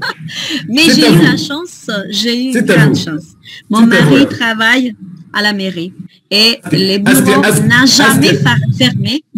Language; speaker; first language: French; non-native, fluent; Italian